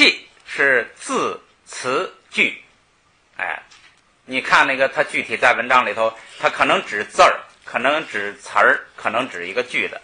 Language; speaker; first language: Chinese; native; Chinese